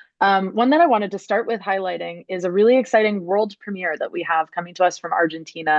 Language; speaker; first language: English; native; English